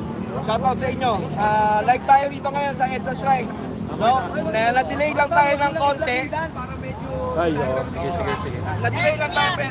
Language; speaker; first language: Filipino; native; Filipino